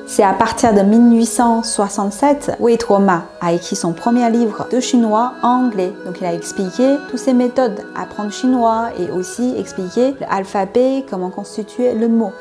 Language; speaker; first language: French; non-native, learner; Chinese